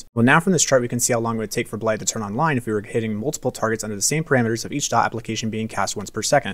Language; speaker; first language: English; native; English